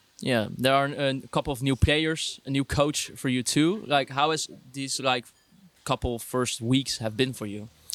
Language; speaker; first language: English; non-native, fluent; Dutch